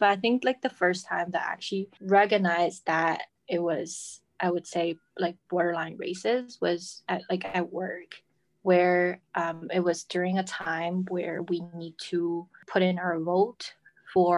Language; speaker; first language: English; non-native, fluent; Chinese